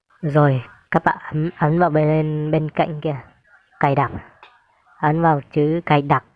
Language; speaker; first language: Vietnamese; non-native, local second language; Hmong